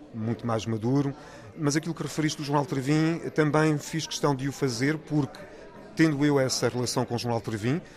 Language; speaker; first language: Portuguese; early bilingual, other home language; French